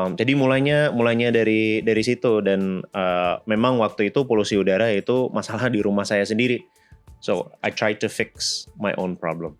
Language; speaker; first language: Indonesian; non-native, fluent; Polish